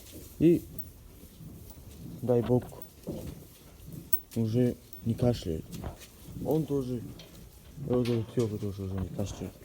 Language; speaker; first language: Russian; non-native, local second language; Ossetic